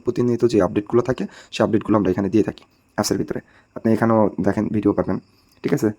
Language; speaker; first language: Bangla; native; Bangla